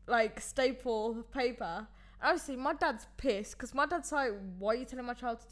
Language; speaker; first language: English; native; English